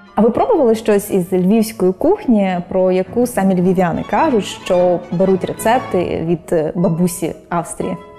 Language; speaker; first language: Ukrainian; native; Ukrainian